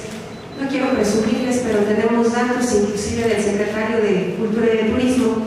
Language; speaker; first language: Spanish; native; Spanish